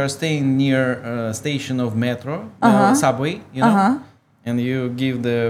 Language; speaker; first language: English; non-native, learner; Russian